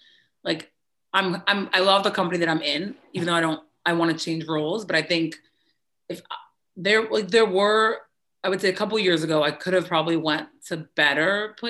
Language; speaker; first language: English; native; English